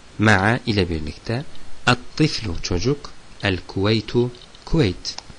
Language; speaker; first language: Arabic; non-native, fluent; Turkish